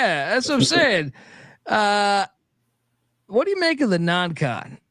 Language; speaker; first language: English; native; English